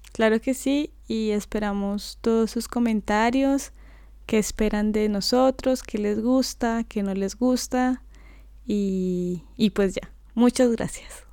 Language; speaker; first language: Spanish; native; Spanish